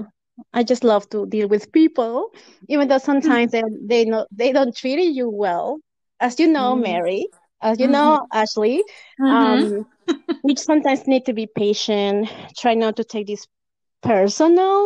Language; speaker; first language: English; non-native, fluent; Spanish